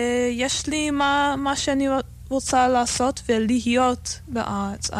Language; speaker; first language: Hebrew; non-native, fluent; English